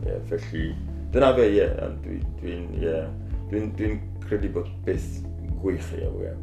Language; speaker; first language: Welsh; non-native, learner; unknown